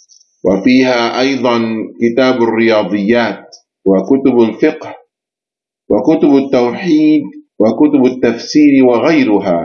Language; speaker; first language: Arabic; non-native, learner; Indonesian